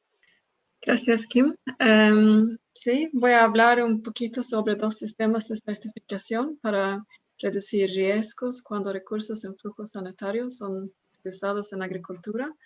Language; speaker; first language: Spanish; non-native, fluent; Swedish